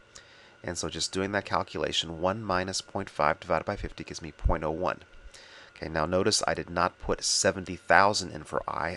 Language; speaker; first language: English; native; English